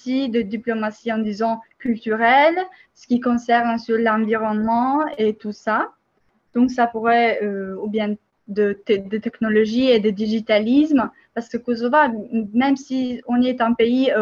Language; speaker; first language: French; non-native, fluent; Albanian